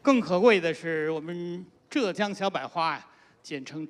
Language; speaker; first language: Chinese; native; Chinese